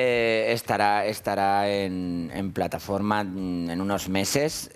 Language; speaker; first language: Spanish; native; Spanish